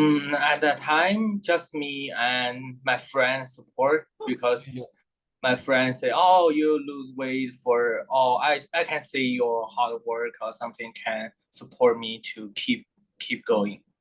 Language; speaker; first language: English; non-native, learner; Thai